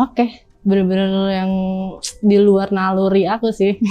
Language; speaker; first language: Indonesian; native; Indonesian